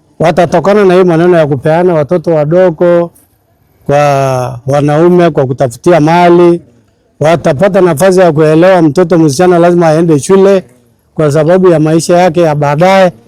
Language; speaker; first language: Swahili; non-native, local second language; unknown